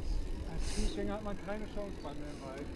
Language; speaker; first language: German; non-native, learner; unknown